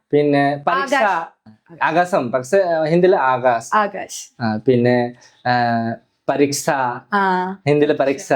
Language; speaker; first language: Malayalam; non-native, local second language; Bangla